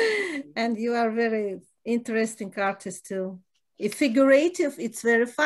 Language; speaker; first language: English; non-native, learner; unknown